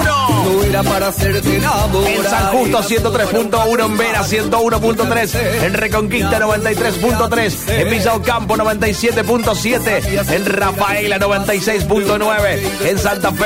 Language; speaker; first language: Spanish; native; Spanish